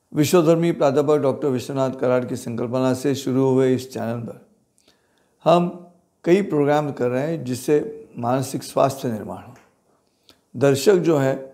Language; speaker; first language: Hindi; non-native, local second language; Marathi